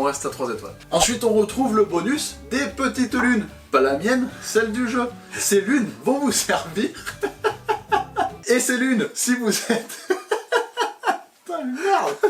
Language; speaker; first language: French; native; French